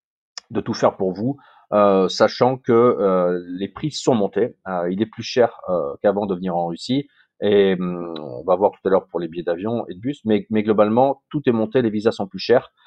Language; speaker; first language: French; native; French